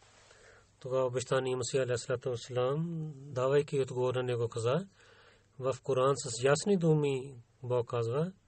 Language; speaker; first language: Bulgarian; non-native, learner; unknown